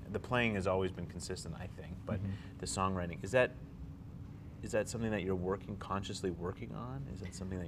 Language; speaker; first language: English; native; English